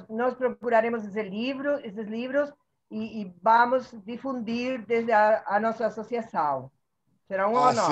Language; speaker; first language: Portuguese; non-native, fluent; Spanish